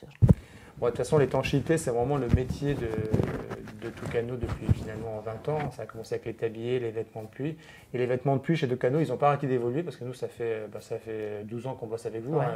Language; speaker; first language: French; native; French